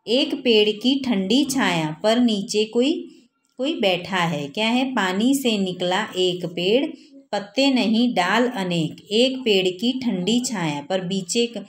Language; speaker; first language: Hindi; non-native, local second language; Gujarati